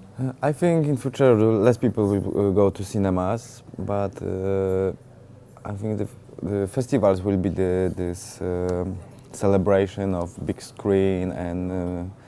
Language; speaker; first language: English; non-native, fluent; Polish